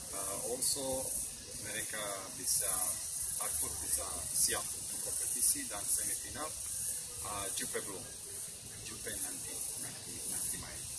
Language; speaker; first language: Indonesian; non-native, learner; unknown